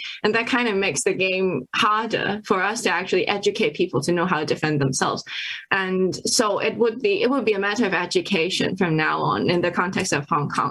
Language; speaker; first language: English; non-native, local second language; Cantonese